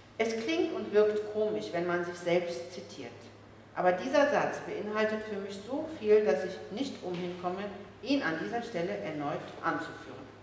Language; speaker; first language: German; early bilingual, other home language; Turkish